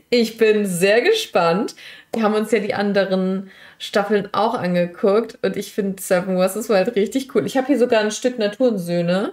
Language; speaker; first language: German; native; German